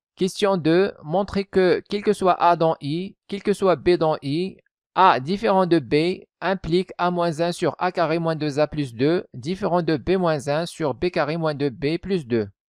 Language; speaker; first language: French; non-native, local second language; Arabic